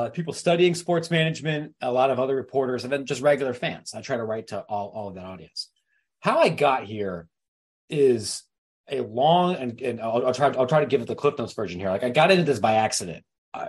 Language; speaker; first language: English; native; English